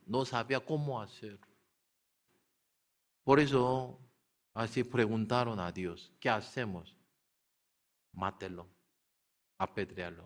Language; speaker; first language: Spanish; non-native, learner; Korean